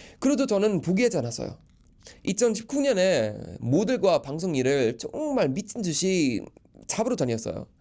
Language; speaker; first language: Korean; non-native, fluent; Swedish